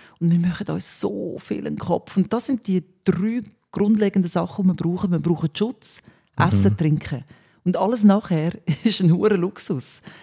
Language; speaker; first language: German; early bilingual, other home language; Swiss German